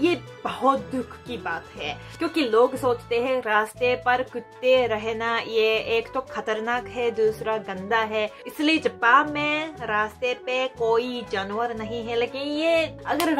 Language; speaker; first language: Hindi; non-native, fluent; Japanese